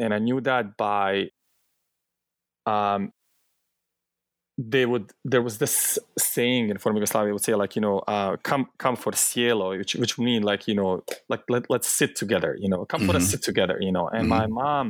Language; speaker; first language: English; non-native, fluent; Bosnian